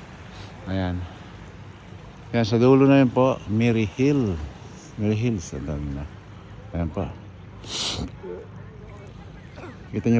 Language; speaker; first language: Filipino; native; Filipino